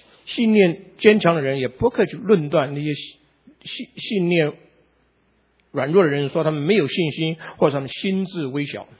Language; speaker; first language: Chinese; native; Chinese